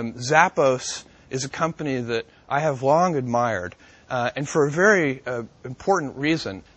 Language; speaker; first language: English; native; English